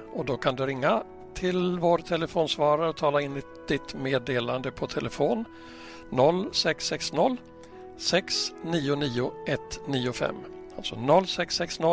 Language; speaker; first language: Swedish; native; Swedish